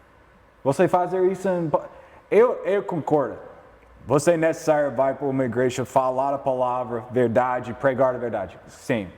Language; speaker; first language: Portuguese; non-native, learner; English